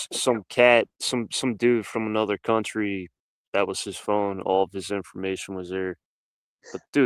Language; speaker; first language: English; native; English